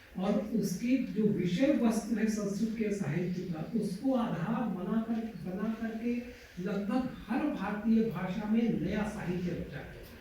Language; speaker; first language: Hindi; native; Hindi